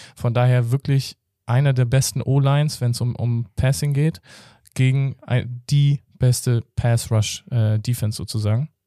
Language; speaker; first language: German; native; German